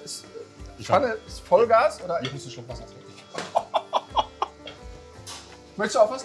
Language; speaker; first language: German; native; German